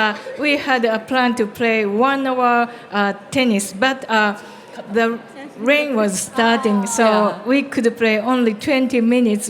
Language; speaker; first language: English; non-native, learner; Japanese